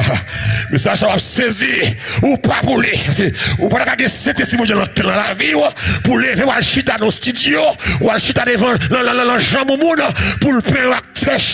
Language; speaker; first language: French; non-native, local second language; Haitian Creole